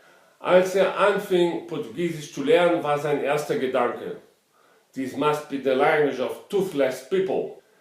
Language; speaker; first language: German; non-native, fluent; Portuguese